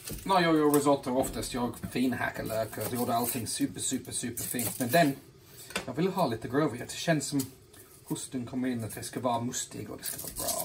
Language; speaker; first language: Swedish; non-native, fluent; English